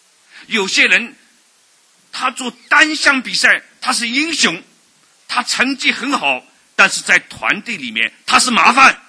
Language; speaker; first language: Chinese; native; Chinese